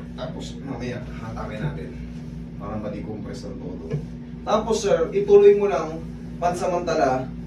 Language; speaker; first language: Filipino; native; Filipino